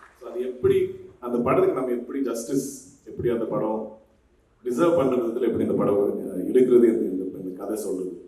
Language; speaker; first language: Tamil; non-native, local second language; Malayalam